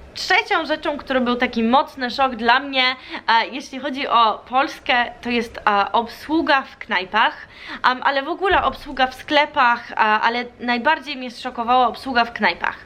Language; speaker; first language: Polish; early bilingual, other home language; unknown